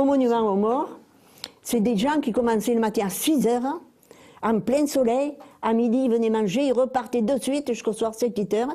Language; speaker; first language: French; native; French